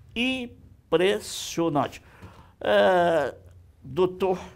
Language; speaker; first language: Portuguese; native; Portuguese